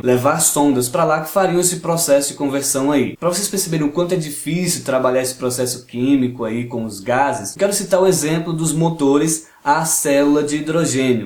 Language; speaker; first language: Portuguese; native; Portuguese